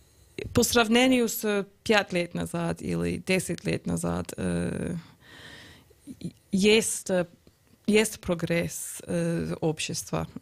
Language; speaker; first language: Russian; non-native, learner; English